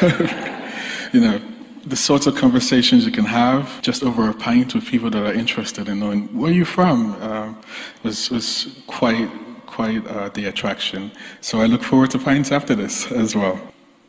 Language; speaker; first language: English; non-native, local second language; Yoruba